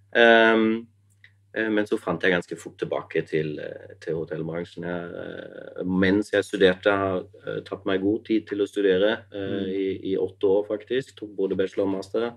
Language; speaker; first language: Norwegian; non-native, fluent; German